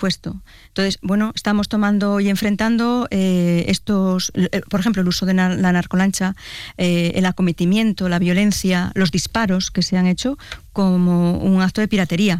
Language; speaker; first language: Spanish; native; Spanish